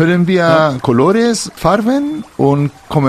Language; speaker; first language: German; non-native, fluent; Spanish